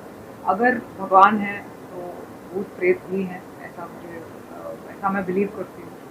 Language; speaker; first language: Hindi; native; Hindi